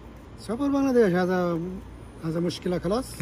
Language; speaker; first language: Arabic; non-native, learner; Bangla